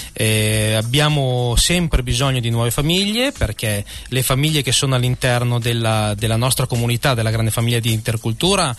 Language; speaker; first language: Italian; native; Italian